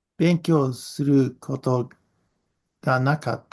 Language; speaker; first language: Japanese; non-native, learner; English